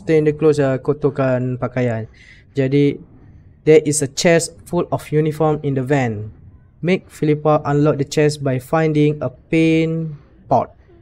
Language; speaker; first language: English; non-native, local second language; Malay